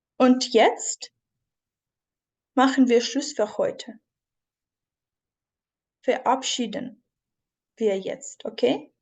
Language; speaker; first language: German; non-native, fluent; Ukrainian